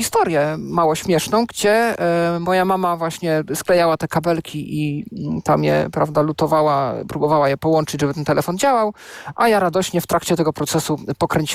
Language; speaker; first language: Polish; native; Polish